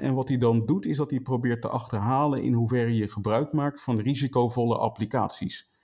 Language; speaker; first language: Dutch; native; Dutch